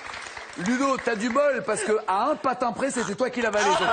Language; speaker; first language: French; native; French